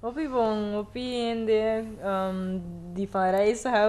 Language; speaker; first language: Dutch; non-native, local second language; Papiamento